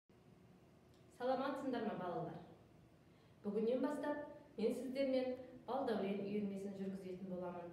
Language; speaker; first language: Kazakh; native; Kazakh